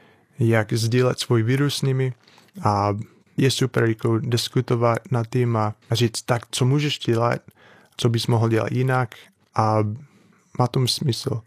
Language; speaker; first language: Czech; non-native, fluent; English